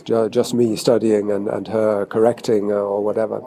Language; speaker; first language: English; native; English